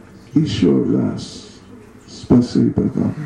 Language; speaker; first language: Russian; non-native, learner; English